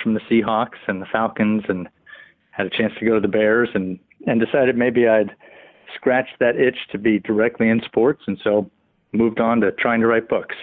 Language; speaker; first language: English; native; English